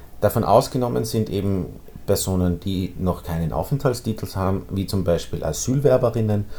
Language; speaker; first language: German; native; German